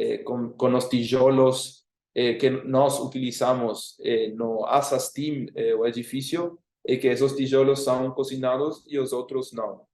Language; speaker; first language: Portuguese; non-native, fluent; Spanish